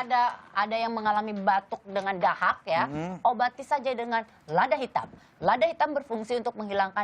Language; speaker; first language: Indonesian; native; Indonesian